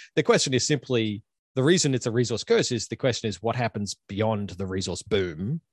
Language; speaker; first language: English; native; English